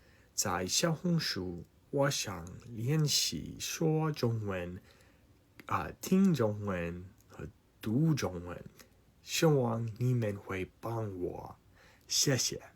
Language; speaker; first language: Chinese; non-native, learner; English